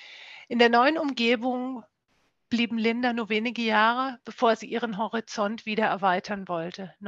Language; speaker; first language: German; native; German